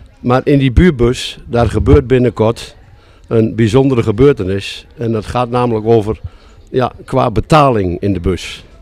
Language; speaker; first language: Dutch; native; Dutch